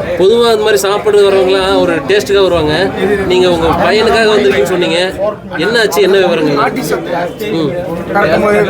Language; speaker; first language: Tamil; native; Tamil